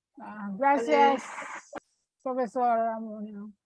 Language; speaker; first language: Spanish; non-native, fluent; English